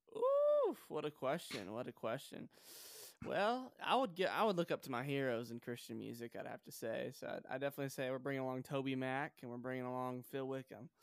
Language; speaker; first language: English; native; English